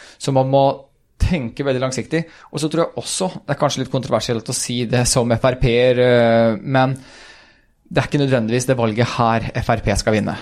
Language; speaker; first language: Norwegian; early bilingual, other home language; Swedish